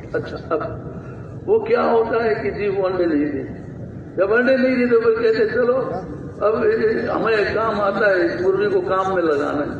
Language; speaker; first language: Urdu; non-native, local second language; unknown